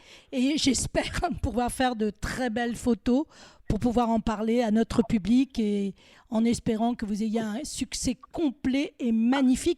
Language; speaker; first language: French; native; French